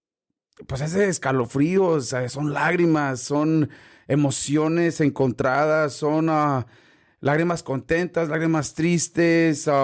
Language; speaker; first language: Spanish; early bilingual, heritage; Spanish